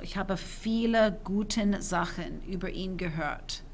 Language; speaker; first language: German; non-native, fluent; English